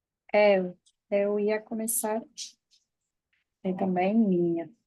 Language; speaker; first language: Portuguese; non-native, learner; Spanish